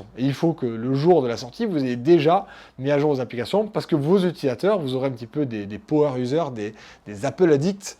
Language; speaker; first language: French; native; French